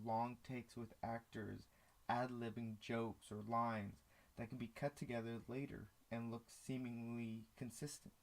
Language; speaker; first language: English; native; English